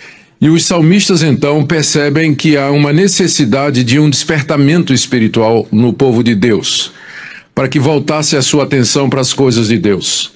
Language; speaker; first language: Portuguese; native; Portuguese